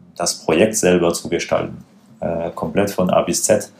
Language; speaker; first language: German; non-native, fluent; French